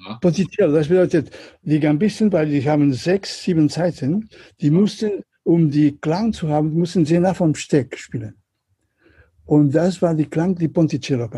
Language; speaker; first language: German; non-native, learner; Catalan